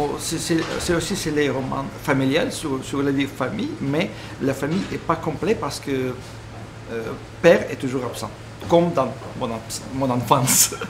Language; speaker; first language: French; non-native, fluent; Russian